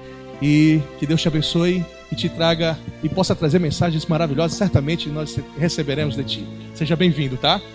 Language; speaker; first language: Portuguese; native; Portuguese